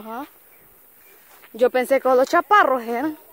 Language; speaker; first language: Spanish; native; Spanish